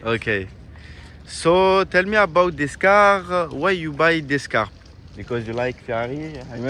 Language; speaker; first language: English; non-native, learner; French